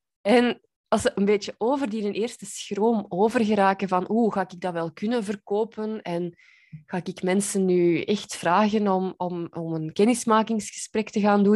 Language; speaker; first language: Dutch; native; Dutch